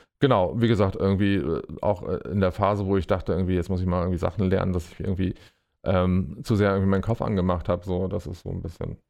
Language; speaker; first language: German; native; German